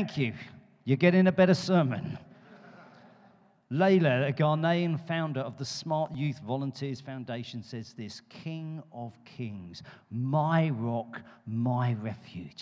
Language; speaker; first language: English; native; English